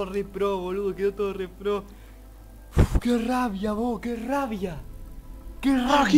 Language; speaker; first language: Spanish; native; Spanish